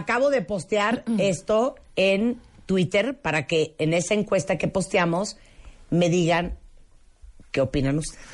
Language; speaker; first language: Spanish; native; Spanish